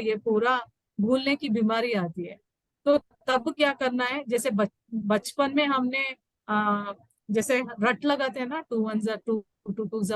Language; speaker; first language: Hindi; native; Hindi